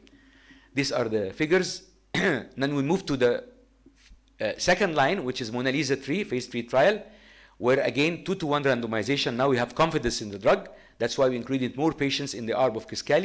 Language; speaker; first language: English; non-native, fluent; Arabic